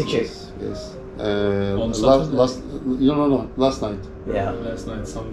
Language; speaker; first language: English; non-native, learner; Turkish